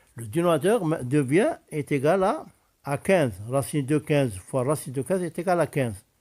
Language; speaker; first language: French; non-native, local second language; Arabic